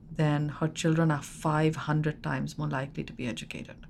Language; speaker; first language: English; non-native, local second language; Hindi